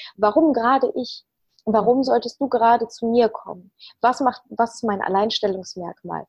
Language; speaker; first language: German; early bilingual, other home language; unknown